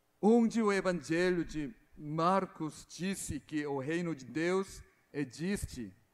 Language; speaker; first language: Portuguese; non-native, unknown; Korean